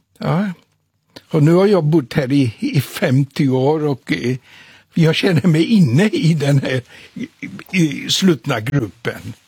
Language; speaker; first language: Swedish; non-native, fluent; Polish